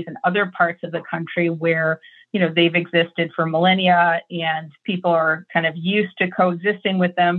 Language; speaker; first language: English; native; English